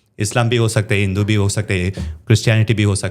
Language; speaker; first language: Hindi; non-native, local second language; Tamil